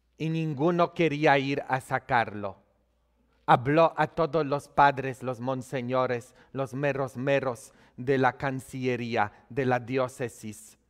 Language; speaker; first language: Spanish; non-native, fluent; Polish